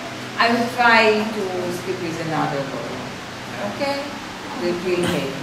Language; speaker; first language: English; non-native, fluent; Hebrew